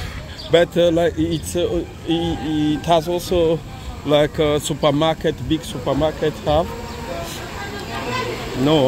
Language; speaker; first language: English; non-native, learner; Lingala